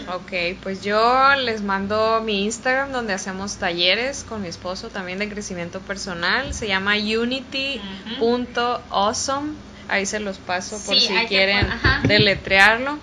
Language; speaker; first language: Spanish; native; Spanish